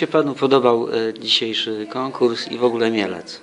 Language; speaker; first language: Polish; non-native, fluent; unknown